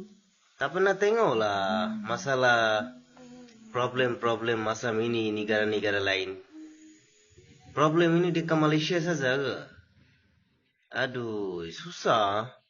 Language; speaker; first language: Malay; non-native, fluent; Rohingya